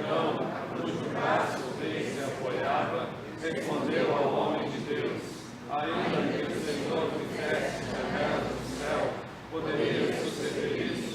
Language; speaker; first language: Portuguese; native; Portuguese